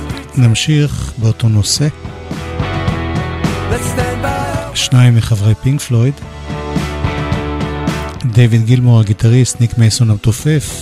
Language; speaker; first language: Hebrew; native; Hebrew